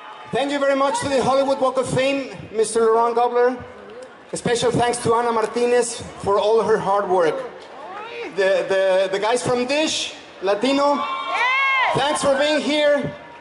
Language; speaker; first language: English; non-native, fluent; Spanish